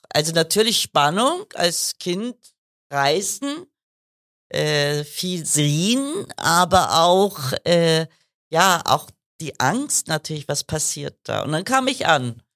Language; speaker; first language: German; early bilingual, other home language; Kurdish